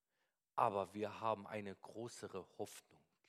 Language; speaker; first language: German; non-native, fluent; Persian